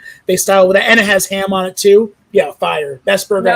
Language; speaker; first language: English; native; English